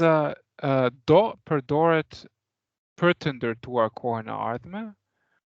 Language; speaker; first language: Albanian; non-native, learner; German